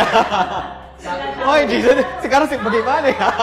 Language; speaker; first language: Indonesian; non-native, learner; Filipino